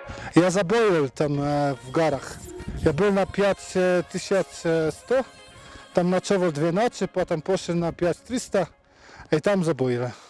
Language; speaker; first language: Russian; non-native, learner; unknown